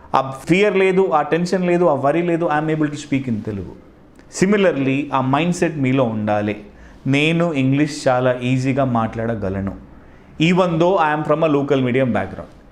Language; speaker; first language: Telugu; non-native, local second language; Hindi